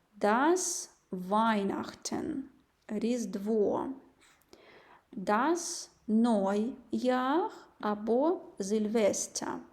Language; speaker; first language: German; non-native, fluent; Ukrainian